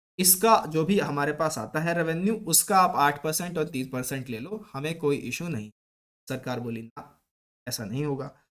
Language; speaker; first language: Hindi; native; Hindi